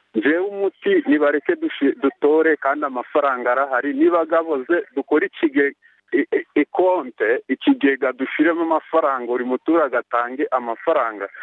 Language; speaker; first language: Kinyarwanda; native; Kinyarwanda